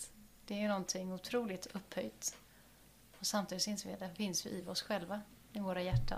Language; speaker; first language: Swedish; native; Swedish